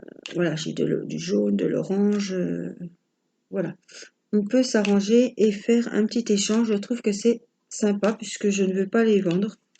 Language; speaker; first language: French; native; French